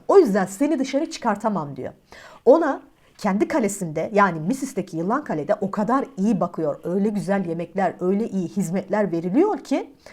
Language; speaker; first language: Turkish; native; Turkish